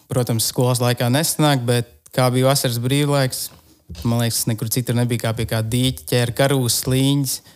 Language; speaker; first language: Latvian; native; Latvian